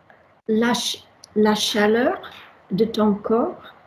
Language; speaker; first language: French; non-native, learner; English